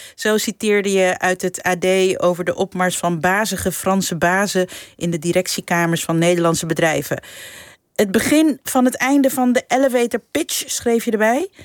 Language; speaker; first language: Dutch; non-native, local second language; Papiamento